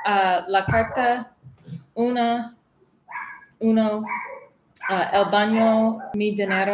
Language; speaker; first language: Spanish; non-native, learner; English